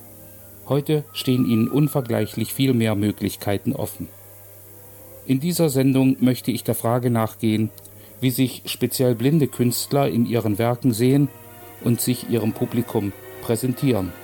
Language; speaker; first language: German; native; German